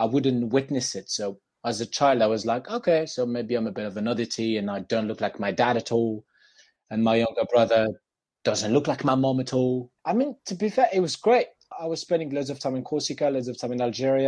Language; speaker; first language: English; non-native, fluent; French